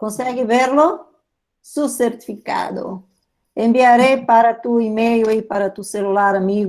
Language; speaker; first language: Spanish; non-native, learner; Portuguese